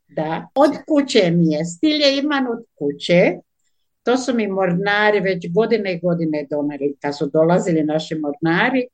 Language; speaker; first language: Croatian; native; Croatian